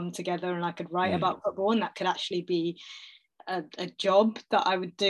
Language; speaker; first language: English; native; English